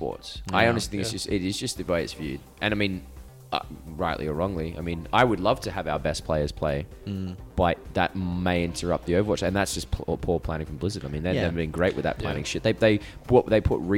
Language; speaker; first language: English; native; English